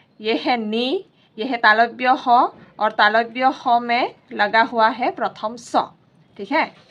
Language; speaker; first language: Hindi; non-native, local second language; Assamese